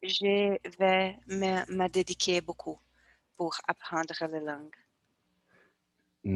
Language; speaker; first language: French; non-native, learner; Portuguese